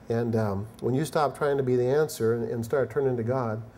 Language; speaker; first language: English; native; English